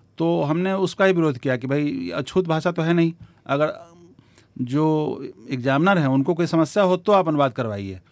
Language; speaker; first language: Hindi; native; Hindi